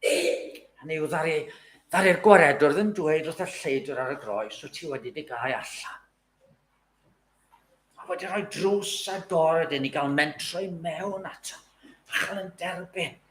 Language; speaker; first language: Welsh; native; Welsh